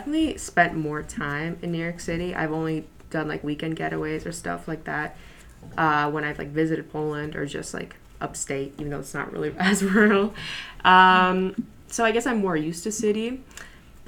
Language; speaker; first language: English; early bilingual, other home language; Polish